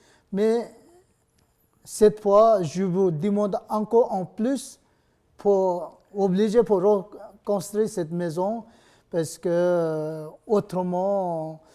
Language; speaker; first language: French; non-native, learner; Nepali